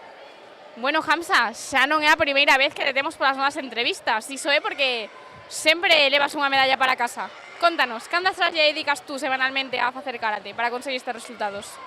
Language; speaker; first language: Galician; native; Galician